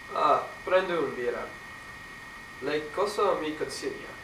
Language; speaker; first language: Italian; non-native, learner; English